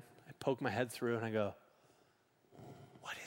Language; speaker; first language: English; native; English